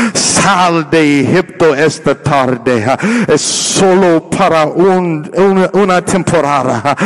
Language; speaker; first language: Spanish; non-native, learner; English